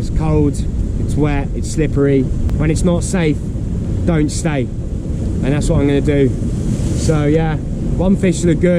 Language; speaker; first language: English; native; English